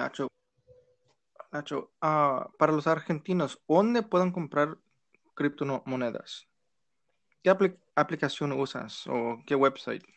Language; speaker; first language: Spanish; non-native, learner; English